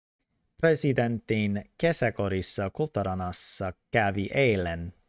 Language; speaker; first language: Finnish; non-native, learner; English